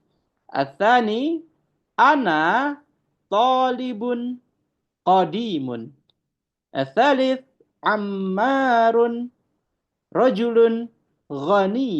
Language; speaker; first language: Arabic; non-native, fluent; Indonesian